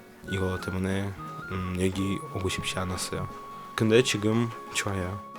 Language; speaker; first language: Korean; non-native, learner; Russian